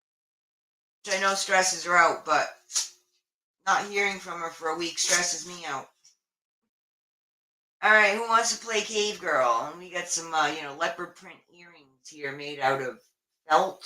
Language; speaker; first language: English; native; English